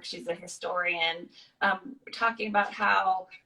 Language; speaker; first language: English; native; English